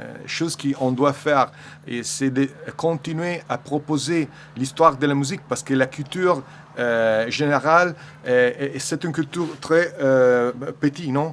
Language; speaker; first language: French; non-native, learner; Italian